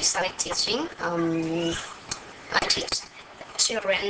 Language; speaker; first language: English; non-native, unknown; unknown